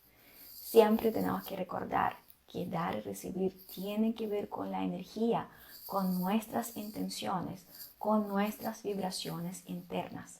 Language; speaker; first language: Spanish; non-native, fluent; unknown